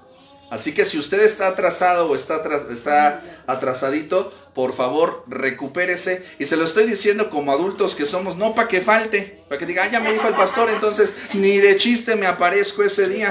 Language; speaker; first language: Spanish; native; Spanish